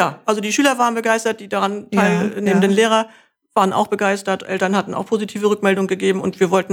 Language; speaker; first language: German; native; German